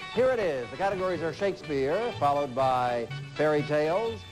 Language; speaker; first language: English; native; English